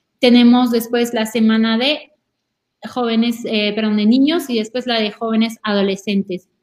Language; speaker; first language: Spanish; non-native, fluent; French